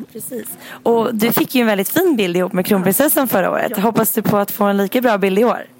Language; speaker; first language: Swedish; native; Swedish